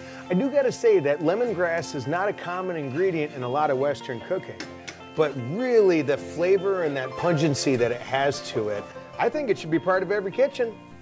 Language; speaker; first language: English; native; English